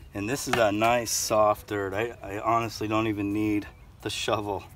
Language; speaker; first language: English; native; English